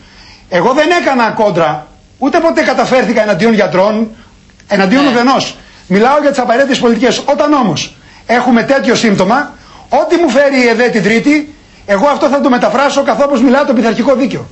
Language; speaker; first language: Greek; native; Greek